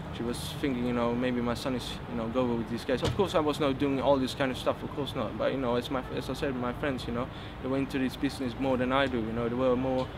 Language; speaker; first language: English; non-native, fluent; Swedish